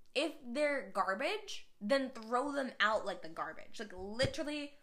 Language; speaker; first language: English; native; English